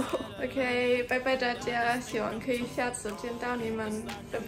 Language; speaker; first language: Chinese; early bilingual, heritage; German